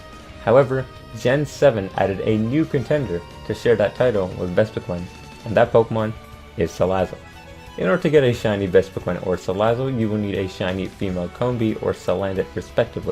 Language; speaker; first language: English; native; English